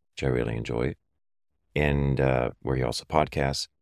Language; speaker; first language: English; non-native, fluent; German